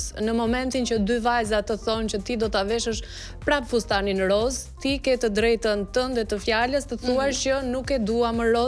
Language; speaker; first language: Albanian; native; Albanian